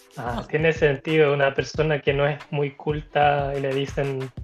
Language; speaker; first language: Spanish; native; Spanish